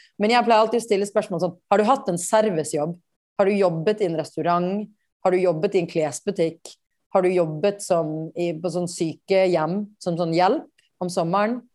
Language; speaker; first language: Norwegian; native; Norwegian